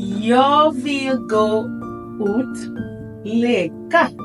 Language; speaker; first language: Swedish; non-native, learner; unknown